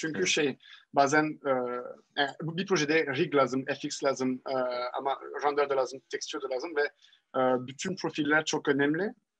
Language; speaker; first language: Turkish; non-native, fluent; French